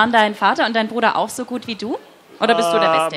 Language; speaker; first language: German; native; German